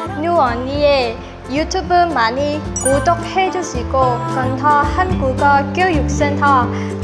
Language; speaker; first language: Korean; non-native, learner; Vietnamese